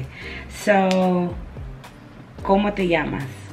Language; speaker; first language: Spanish; early bilingual, heritage; Spanish